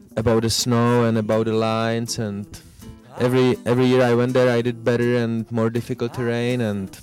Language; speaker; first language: English; non-native, fluent; Czech